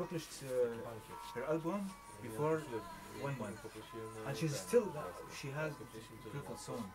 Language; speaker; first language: English; non-native, learner; Arabic